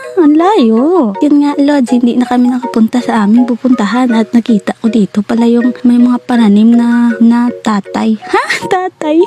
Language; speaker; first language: Filipino; non-native, local second language; Hiligaynon